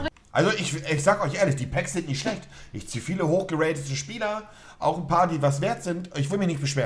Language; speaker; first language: German; native; German